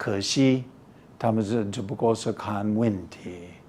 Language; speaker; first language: Chinese; early bilingual, heritage; English